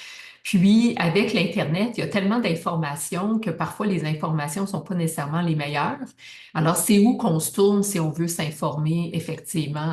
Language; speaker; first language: French; native; French